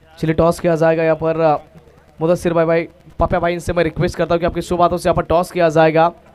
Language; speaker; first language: Hindi; non-native, local second language; Marathi